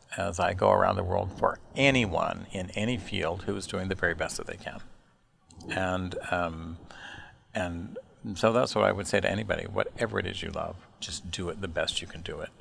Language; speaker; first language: English; native; English